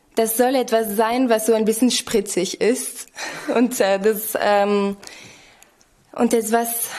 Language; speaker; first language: German; non-native, fluent; French